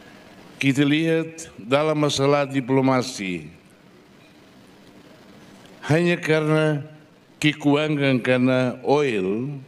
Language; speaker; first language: Indonesian; non-native, fluent; Portuguese